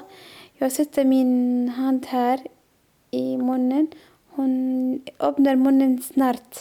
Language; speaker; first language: Swedish; non-native, learner; Arabic